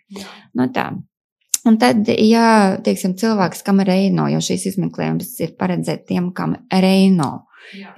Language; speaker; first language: Latvian; non-native, local second language; Russian